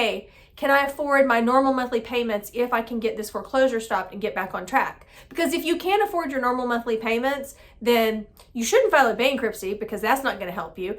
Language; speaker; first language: English; native; English